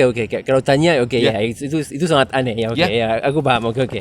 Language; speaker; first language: Indonesian; non-native, fluent; French